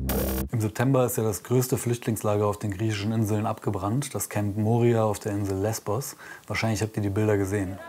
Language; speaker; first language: German; native; German